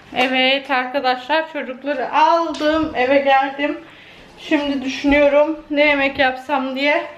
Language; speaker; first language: Turkish; early bilingual, heritage; Turkish